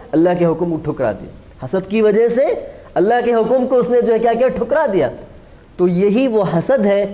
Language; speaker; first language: Urdu; native; Urdu